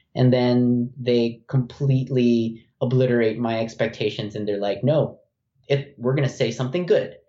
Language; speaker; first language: English; non-native, local second language; Filipino